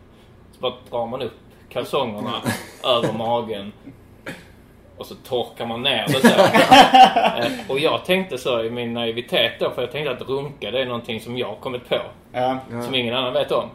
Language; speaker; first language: Swedish; native; Swedish